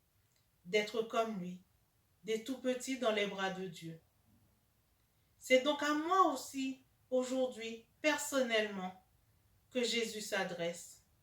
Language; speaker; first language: French; native; French